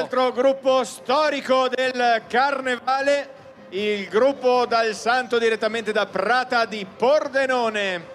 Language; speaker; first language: Italian; native; Italian